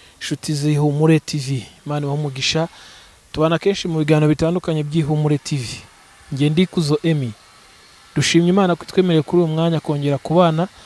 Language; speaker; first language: Kinyarwanda; native; Kinyarwanda